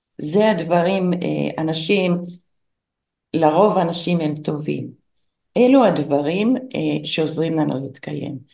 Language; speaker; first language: Hebrew; non-native, fluent; English